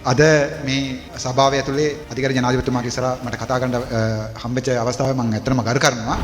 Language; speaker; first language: Sinhala; non-native, local second language; Tamil